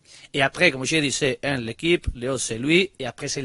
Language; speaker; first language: French; non-native, learner; Spanish